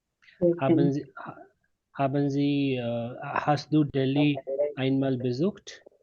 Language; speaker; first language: German; non-native, learner; Hindi